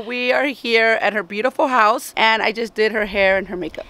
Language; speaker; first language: English; early bilingual, other home language; Spanish